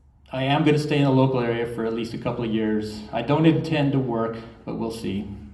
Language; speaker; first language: English; native; English